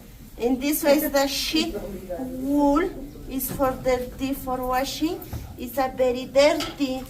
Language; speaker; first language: English; non-native, learner; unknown